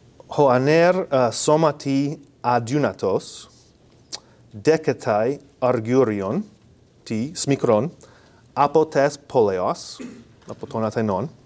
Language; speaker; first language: Greek; non-native, fluent; English